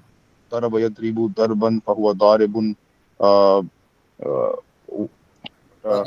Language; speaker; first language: Arabic; non-native, learner; Urdu